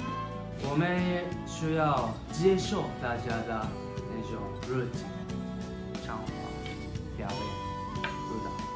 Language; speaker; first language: Chinese; non-native, learner; Japanese